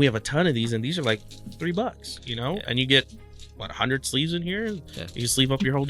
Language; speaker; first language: English; native; English